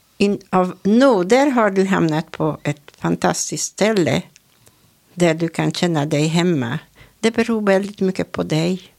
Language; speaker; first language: Swedish; non-native, fluent; Hungarian